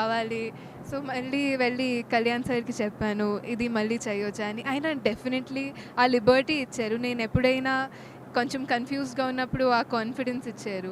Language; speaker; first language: Telugu; non-native, fluent; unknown